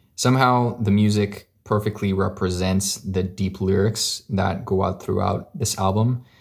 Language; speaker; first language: English; native; English